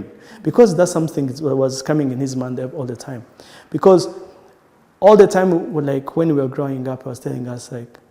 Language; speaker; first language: English; non-native, local second language; Kinyarwanda